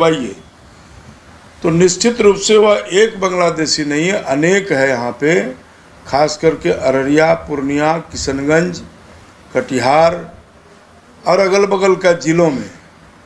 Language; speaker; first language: Hindi; native; Hindi